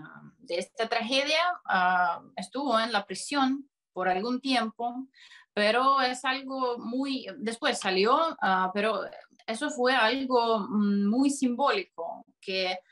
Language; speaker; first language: Spanish; non-native, fluent; Russian